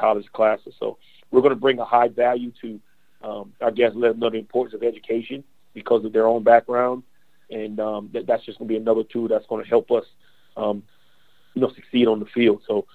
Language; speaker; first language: English; native; English